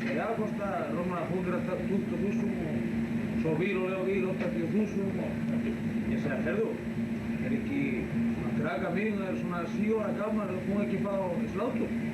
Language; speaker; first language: Icelandic; non-native, learner; Spanish